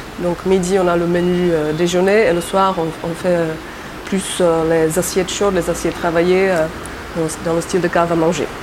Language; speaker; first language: French; non-native, fluent; Czech